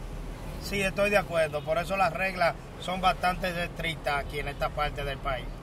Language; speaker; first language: Spanish; native; Spanish